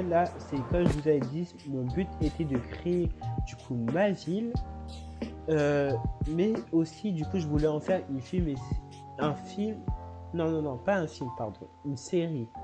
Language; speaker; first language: French; native; French